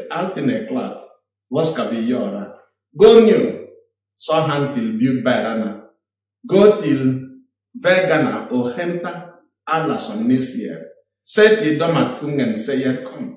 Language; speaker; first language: Swedish; non-native, fluent; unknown